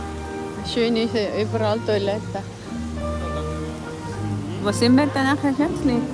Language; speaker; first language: German; non-native, learner; Cebuano